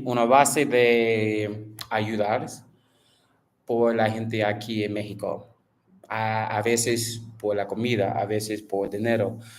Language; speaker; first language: Spanish; non-native, learner; English